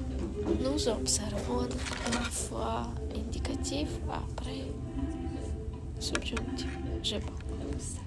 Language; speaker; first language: French; non-native, learner; Ukrainian